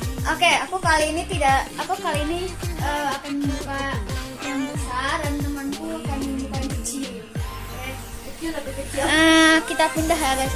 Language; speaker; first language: Indonesian; native; Indonesian